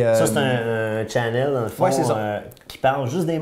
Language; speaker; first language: French; native; French